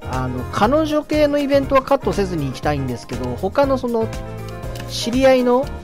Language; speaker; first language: Japanese; native; Japanese